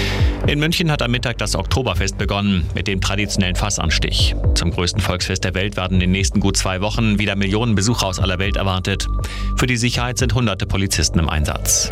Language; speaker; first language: German; native; German